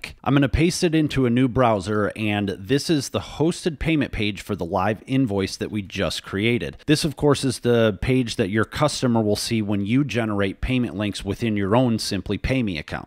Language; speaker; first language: English; native; English